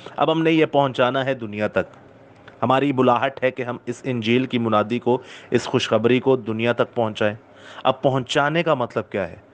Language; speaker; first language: Urdu; non-native, local second language; Punjabi